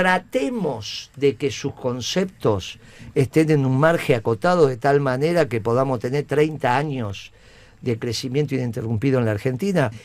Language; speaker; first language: Spanish; native; Spanish